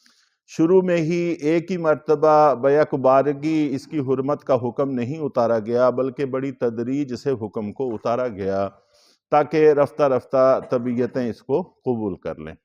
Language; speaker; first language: Urdu; native; Urdu